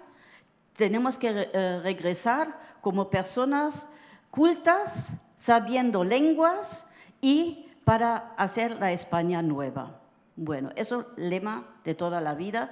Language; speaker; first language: Spanish; early bilingual, heritage; Spanish